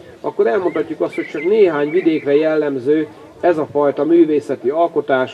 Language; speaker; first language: Hungarian; native; Hungarian